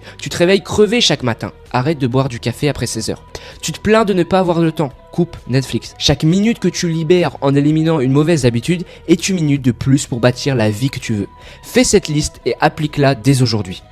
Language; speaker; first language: French; native; French